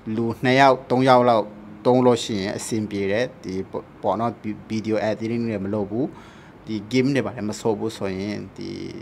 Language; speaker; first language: Burmese; native; Burmese